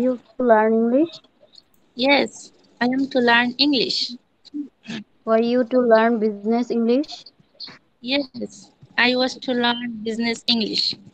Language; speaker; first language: English; non-native, learner; Bangla